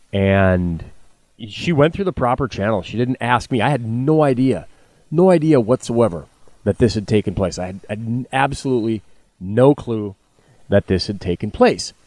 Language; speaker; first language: English; native; English